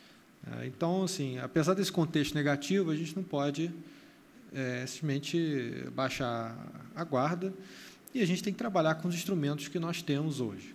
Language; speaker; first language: Portuguese; native; Portuguese